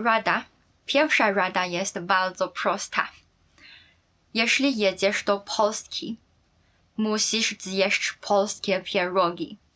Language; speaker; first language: Polish; non-native, fluent; Chinese